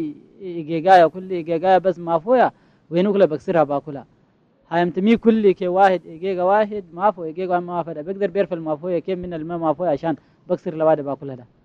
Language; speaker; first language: Arabic; native; Arabic